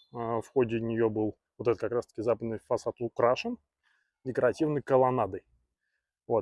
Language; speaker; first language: Russian; native; Russian